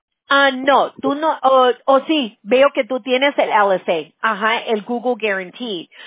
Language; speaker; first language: Spanish; early bilingual, heritage; Spanish